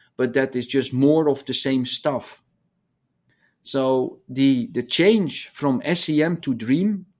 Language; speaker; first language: English; non-native, fluent; Dutch